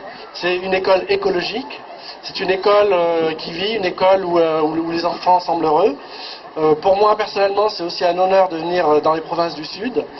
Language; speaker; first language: French; native; French